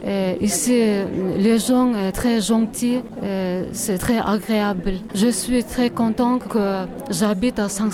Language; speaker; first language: French; non-native, learner; Kyrgyz